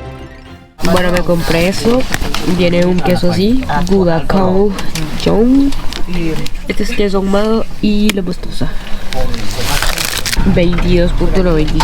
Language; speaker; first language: Spanish; native; Spanish